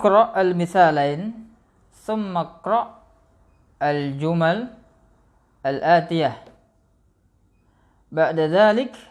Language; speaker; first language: Arabic; non-native, fluent; Indonesian